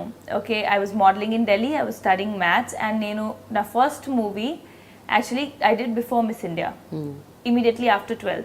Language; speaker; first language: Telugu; non-native, fluent; Hindi